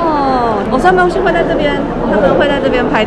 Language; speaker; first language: Chinese; native; Chinese